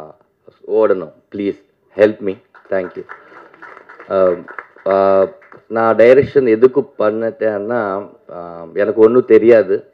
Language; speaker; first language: Tamil; non-native, learner; Telugu